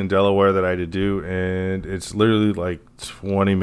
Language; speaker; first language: English; native; English